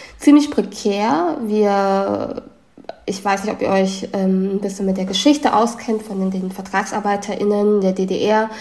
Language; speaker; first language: German; early bilingual, other home language; Vietnamese